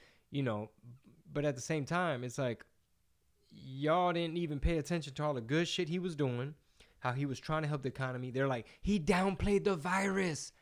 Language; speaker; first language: English; early bilingual, other home language; Spanish